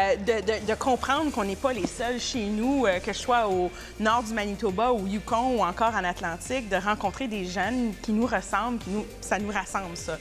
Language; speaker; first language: French; native; French